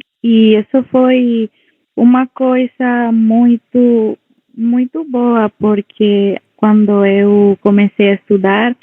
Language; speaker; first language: Portuguese; non-native, local second language; Spanish